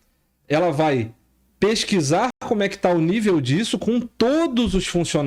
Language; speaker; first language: Portuguese; native; Portuguese